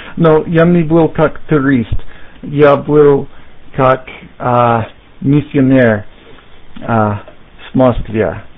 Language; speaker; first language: Russian; non-native, learner; English